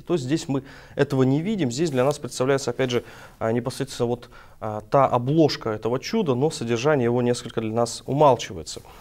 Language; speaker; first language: Russian; native; Russian